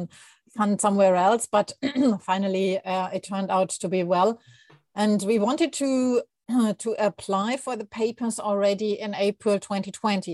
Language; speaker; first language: English; non-native, fluent; German